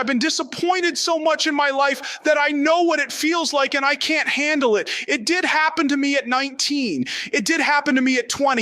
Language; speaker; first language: English; native; English